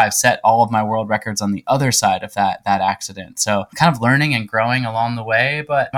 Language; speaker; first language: English; native; English